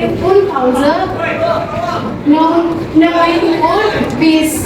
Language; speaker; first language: German; non-native, learner; Indonesian